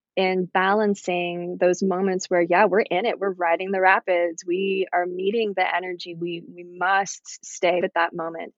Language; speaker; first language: English; native; English